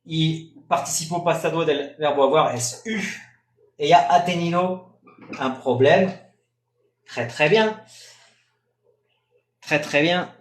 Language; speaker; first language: Spanish; non-native, fluent; French